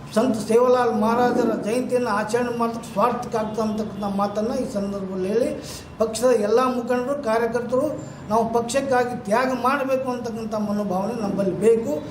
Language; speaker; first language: Kannada; native; Kannada